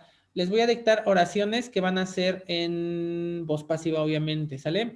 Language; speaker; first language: Spanish; native; Spanish